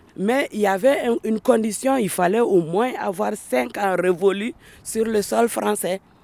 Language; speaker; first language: French; non-native, local second language; Bambara